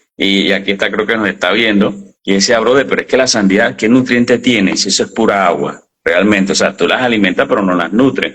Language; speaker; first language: Spanish; native; Spanish